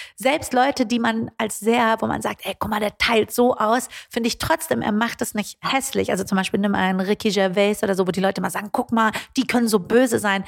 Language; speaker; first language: German; early bilingual, other home language; Persian